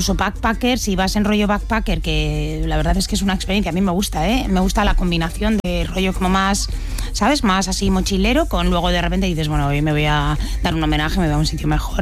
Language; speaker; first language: Spanish; native; Spanish